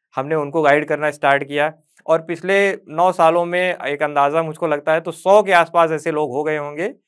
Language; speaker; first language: Hindi; native; Hindi